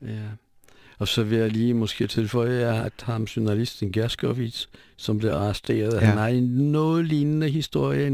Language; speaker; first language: Danish; non-native, fluent; Polish